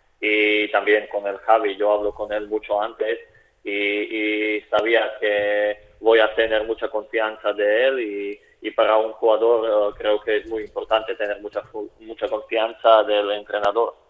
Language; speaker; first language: Spanish; non-native, fluent; Slovak